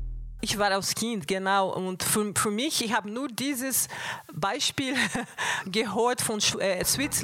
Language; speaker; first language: German; non-native, learner; Portuguese